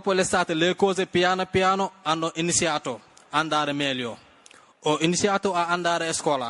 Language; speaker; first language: Italian; non-native, learner; Wolof